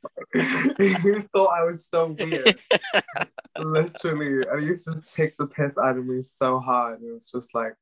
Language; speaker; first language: English; non-native, local second language; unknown